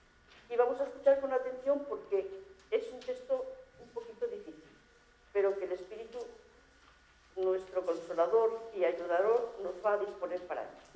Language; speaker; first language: Spanish; native; Spanish